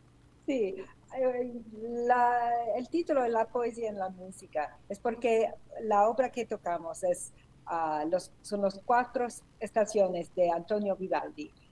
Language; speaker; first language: Spanish; non-native, fluent; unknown